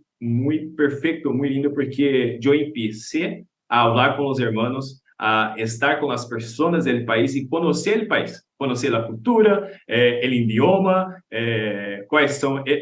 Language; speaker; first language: Spanish; non-native, learner; Portuguese